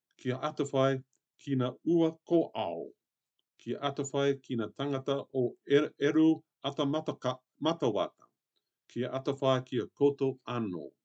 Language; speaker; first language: Māori; non-native, local second language; English